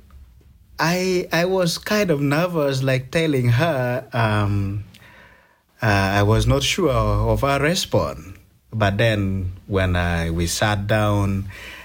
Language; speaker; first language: English; non-native, local second language; Acoli